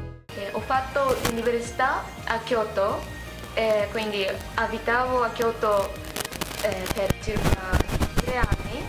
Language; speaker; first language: Italian; non-native, learner; Japanese